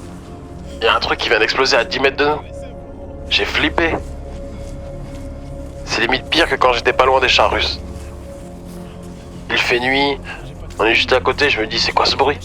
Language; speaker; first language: French; native; French